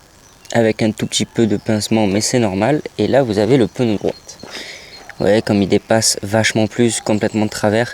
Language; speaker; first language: French; native; French